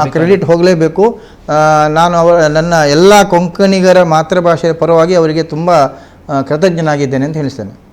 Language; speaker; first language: Kannada; non-native, local second language; Konkani